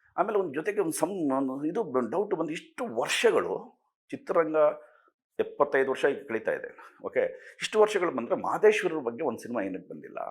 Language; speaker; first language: Kannada; native; Kannada